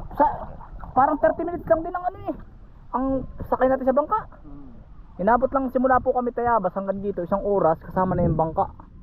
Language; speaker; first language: Filipino; native; Filipino